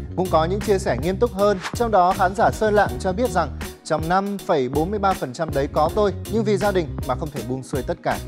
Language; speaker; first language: Vietnamese; native; Vietnamese